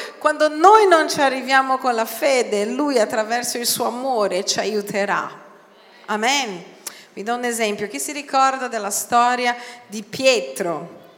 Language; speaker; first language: Italian; non-native, fluent; Portuguese